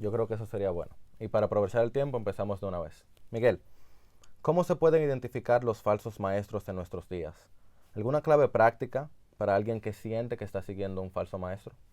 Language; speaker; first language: Spanish; native; Spanish